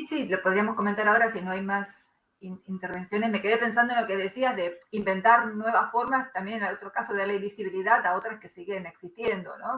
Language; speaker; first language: Spanish; native; Spanish